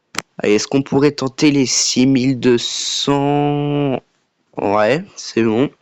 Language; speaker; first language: French; native; French